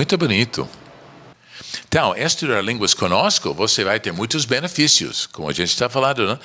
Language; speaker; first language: Portuguese; non-native, learner; English